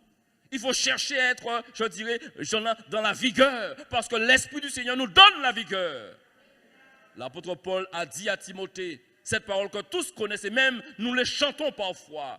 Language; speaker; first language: French; native; French